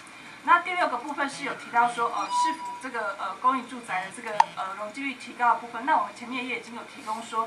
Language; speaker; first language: Chinese; native; Chinese